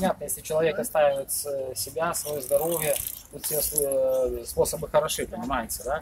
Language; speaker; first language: Russian; native; Russian